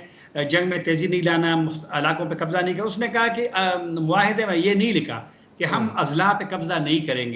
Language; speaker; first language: Hindi; non-native, local second language; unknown